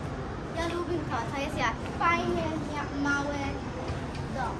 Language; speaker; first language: Polish; early bilingual, heritage; English